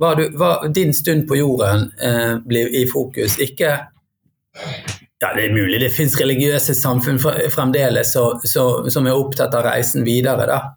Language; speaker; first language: Norwegian; native; Norwegian